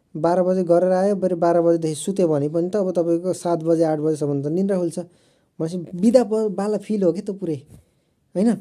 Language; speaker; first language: Nepali; native; Nepali